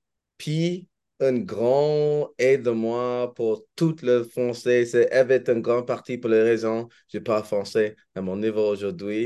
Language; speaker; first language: French; non-native, learner; English